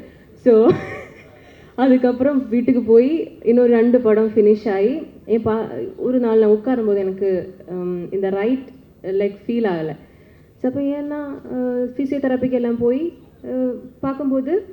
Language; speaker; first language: Tamil; non-native, learner; Malayalam